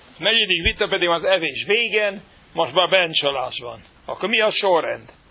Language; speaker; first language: Hungarian; non-native, fluent; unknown